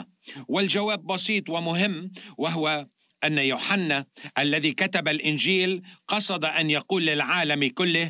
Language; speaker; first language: Arabic; native; Arabic